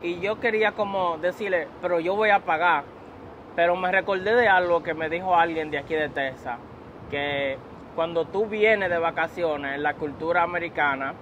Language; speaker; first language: Spanish; native; Spanish